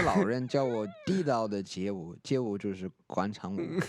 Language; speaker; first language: Chinese; non-native, fluent; English